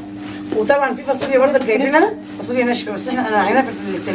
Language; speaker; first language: Arabic; native; Arabic